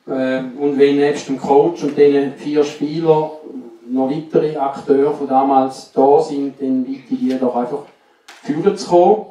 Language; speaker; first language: German; native; German